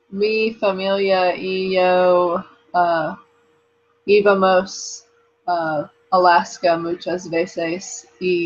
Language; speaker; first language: Spanish; non-native, learner; English